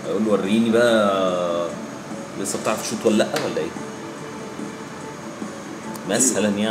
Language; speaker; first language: Arabic; native; Arabic